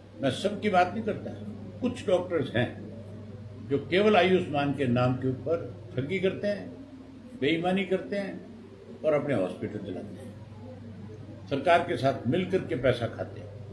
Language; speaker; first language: Hindi; native; Hindi